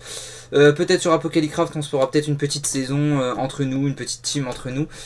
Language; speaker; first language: French; native; French